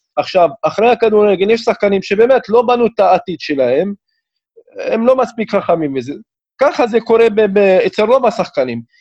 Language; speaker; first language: Hebrew; non-native, local second language; Arabic